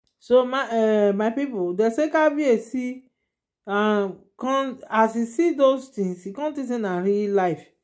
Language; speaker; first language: Nigerian Pidgin; non-native, local second language; Yoruba